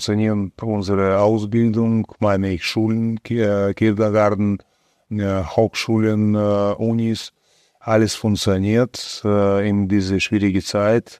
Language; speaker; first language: German; non-native, fluent; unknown